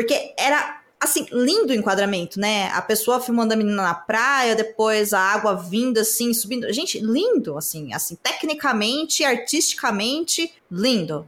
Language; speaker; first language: Portuguese; native; Portuguese